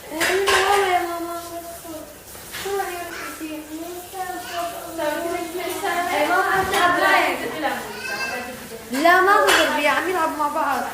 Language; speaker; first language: Arabic; native; Arabic